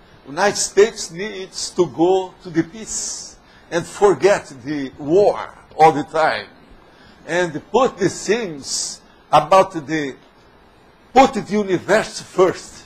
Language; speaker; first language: English; non-native, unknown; Portuguese